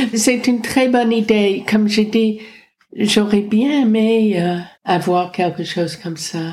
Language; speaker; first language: French; non-native, fluent; English